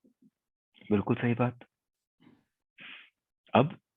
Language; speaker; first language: Hindi; native; Hindi